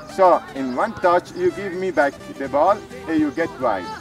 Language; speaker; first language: English; non-native, learner; Italian